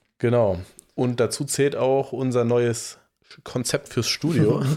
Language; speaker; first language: German; native; German